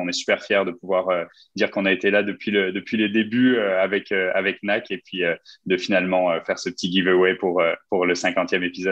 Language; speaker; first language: French; native; French